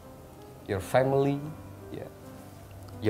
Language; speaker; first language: English; non-native, learner; Indonesian